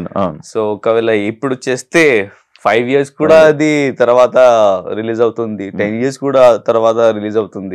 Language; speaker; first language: Telugu; non-native, learner; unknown